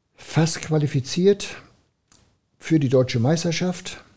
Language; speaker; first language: German; native; German